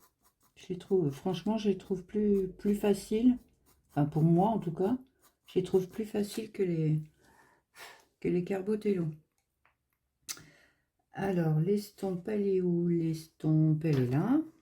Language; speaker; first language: French; native; French